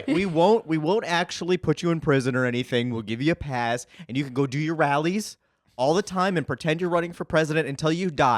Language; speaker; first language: English; native; English